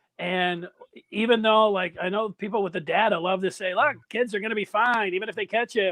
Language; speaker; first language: English; native; English